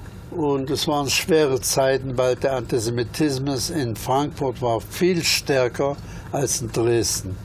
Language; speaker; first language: German; early bilingual, other home language; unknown